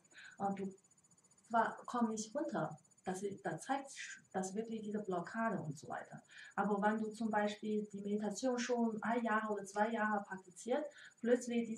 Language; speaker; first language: German; non-native, learner; Chinese